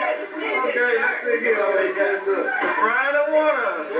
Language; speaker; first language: English; native; English